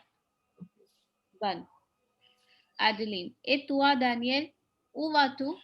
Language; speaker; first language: French; non-native, learner; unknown